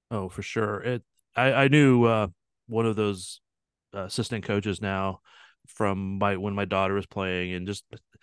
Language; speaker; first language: English; native; English